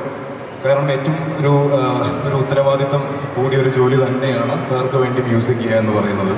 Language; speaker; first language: Malayalam; native; Malayalam